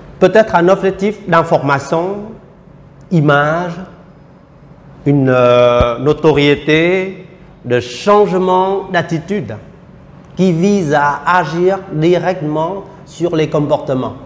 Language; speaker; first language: French; non-native, fluent; Vietnamese